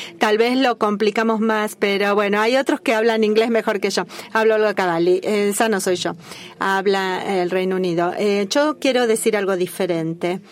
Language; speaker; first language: Spanish; native; Spanish